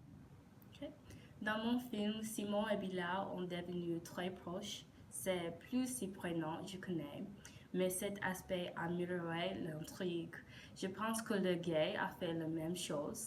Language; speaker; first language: French; non-native, learner; English